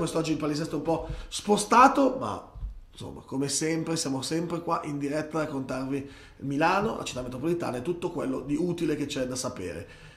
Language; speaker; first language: Italian; native; Italian